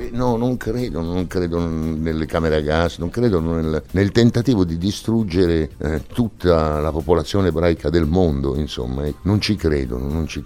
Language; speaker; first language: Italian; early bilingual, heritage; Italian